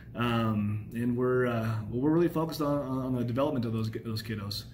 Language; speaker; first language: English; native; English